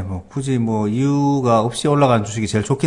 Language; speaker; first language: Korean; native; Korean